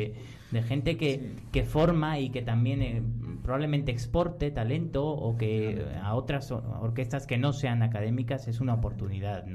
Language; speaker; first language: Spanish; native; Spanish